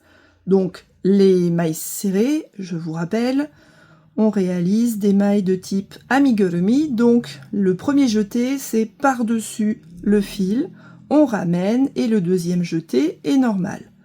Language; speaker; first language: French; native; French